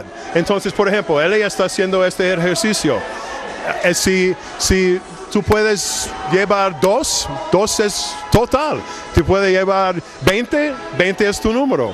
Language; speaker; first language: Spanish; non-native, learner; English